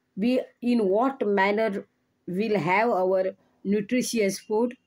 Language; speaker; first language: English; non-native, local second language; Konkani